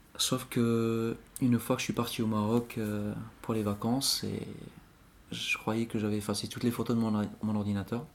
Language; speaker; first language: French; non-native, local second language; Arabic